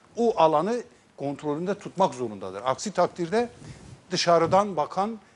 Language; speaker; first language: Turkish; native; Turkish